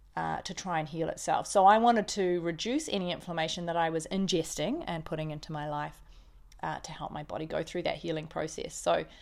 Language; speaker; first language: English; native; English